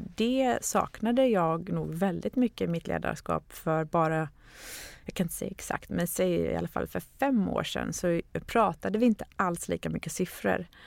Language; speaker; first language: Swedish; native; Swedish